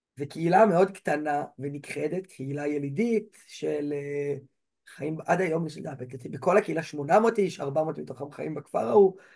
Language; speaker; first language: Hebrew; native; Hebrew